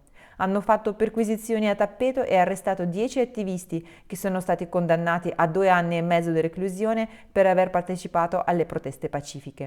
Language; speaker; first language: Italian; non-native, fluent; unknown